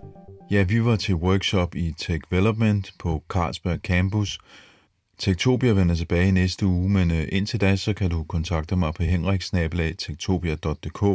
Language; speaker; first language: Danish; native; Danish